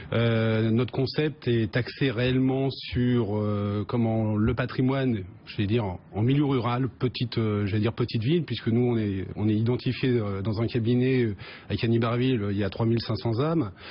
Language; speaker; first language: French; native; French